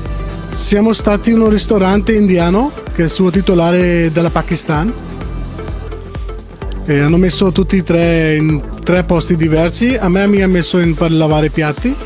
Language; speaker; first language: Italian; non-native, learner; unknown